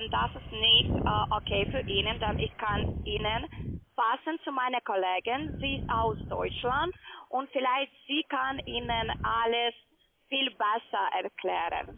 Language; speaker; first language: German; non-native, learner; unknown